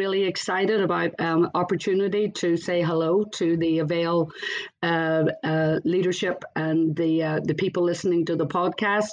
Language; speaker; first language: English; native; English